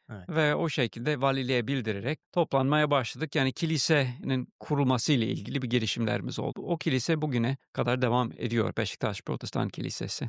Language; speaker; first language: Turkish; non-native, fluent; English